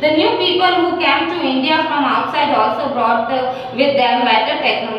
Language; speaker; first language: English; non-native, local second language; Hindi